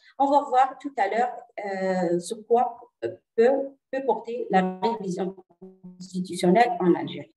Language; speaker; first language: French; non-native, local second language; Arabic